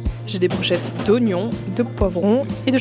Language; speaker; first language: French; native; French